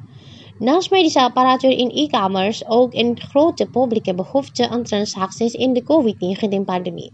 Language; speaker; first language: Dutch; non-native, fluent; Indonesian